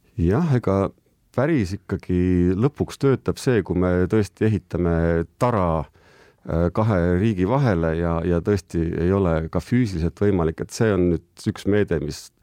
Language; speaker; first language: Estonian; native; Estonian